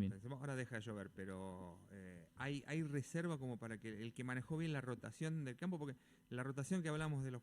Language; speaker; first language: Spanish; native; Spanish